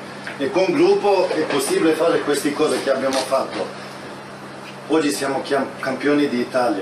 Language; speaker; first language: Italian; non-native, fluent; Swedish